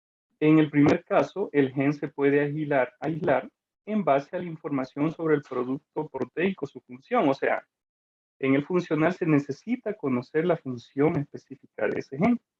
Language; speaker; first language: Spanish; native; Spanish